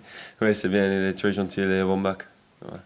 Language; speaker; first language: French; non-native, learner; English